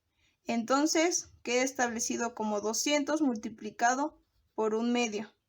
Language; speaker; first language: Spanish; native; Spanish